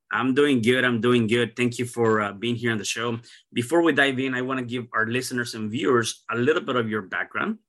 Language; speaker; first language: English; early bilingual, other home language; Spanish